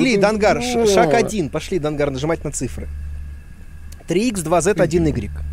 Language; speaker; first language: Russian; native; Russian